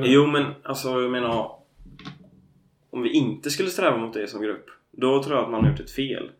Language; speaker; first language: Swedish; native; Swedish